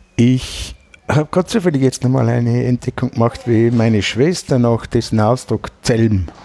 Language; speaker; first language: German; native; German